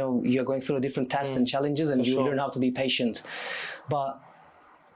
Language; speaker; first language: English; non-native, fluent; Turkish